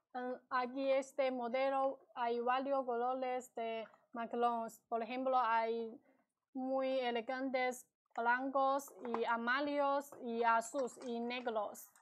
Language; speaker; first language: Spanish; non-native, learner; Chinese